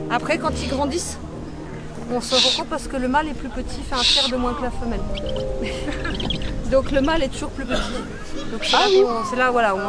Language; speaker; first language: French; native; French